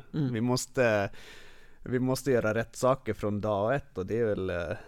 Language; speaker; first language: Swedish; early bilingual, other home language; Finnish